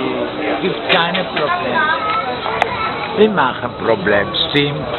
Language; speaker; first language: German; non-native, learner; Hebrew